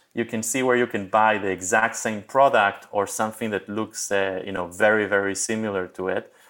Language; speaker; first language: English; early bilingual, other home language; Spanish